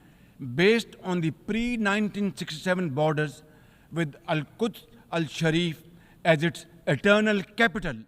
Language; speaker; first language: English; non-native, local second language; Urdu